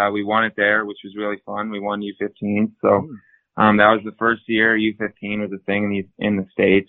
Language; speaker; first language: English; native; English